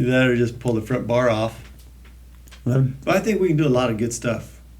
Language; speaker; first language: English; native; English